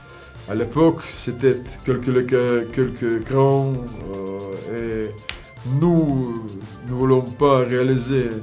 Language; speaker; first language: French; non-native, fluent; Russian